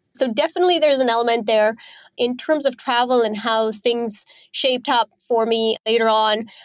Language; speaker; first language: English; non-native, fluent; Romanian